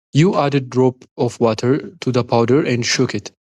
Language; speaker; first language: English; non-native, local second language; Amharic